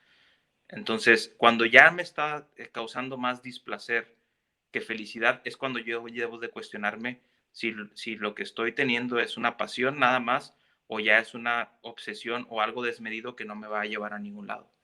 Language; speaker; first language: Spanish; native; Spanish